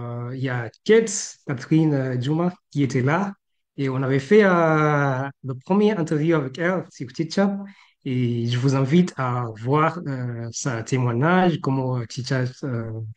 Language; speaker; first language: French; non-native, fluent; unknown